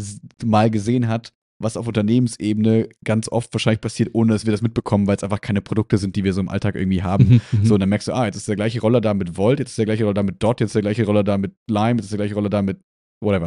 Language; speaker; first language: German; native; German